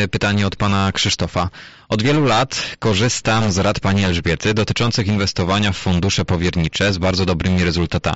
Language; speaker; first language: Polish; native; Polish